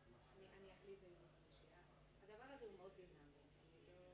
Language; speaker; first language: Hebrew; native; Hebrew